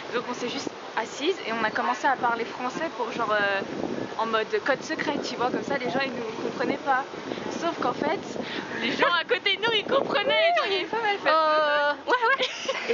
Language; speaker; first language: French; native; French